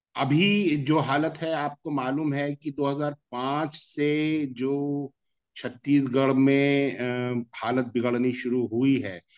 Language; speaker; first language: Hindi; native; Hindi